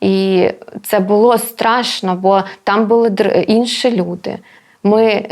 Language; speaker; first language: Ukrainian; non-native, local second language; Russian